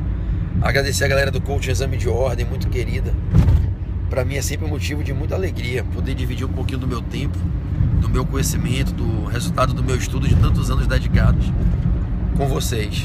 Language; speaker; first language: Portuguese; native; Portuguese